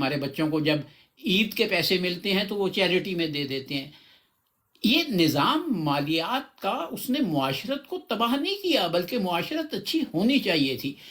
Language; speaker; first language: Urdu; non-native, local second language; Punjabi